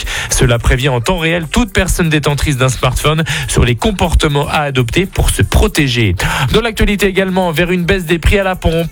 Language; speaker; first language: French; native; French